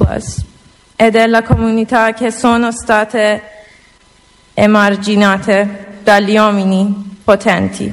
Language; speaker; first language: Italian; non-native, learner; Persian